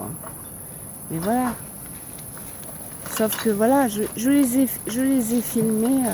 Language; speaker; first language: French; native; French